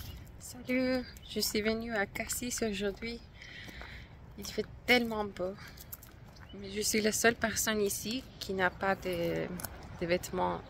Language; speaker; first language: French; non-native, learner; English